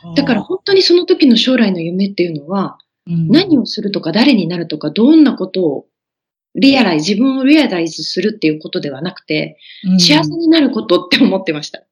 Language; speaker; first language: Japanese; native; Japanese